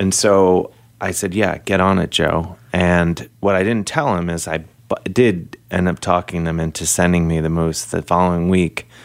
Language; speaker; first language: English; native; English